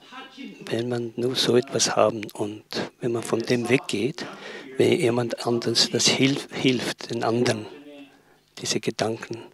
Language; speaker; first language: German; non-native, learner; Tibetan